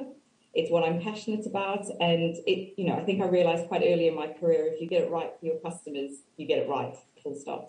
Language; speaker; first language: English; native; English